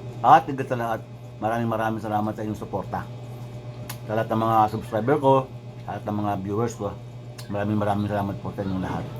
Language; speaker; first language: Filipino; native; Filipino